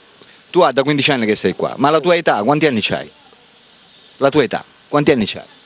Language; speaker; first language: Italian; native; Italian